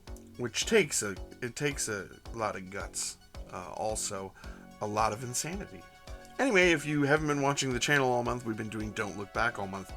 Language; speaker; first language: English; native; English